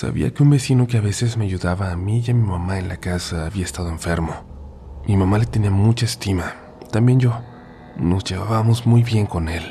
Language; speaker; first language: Spanish; native; Spanish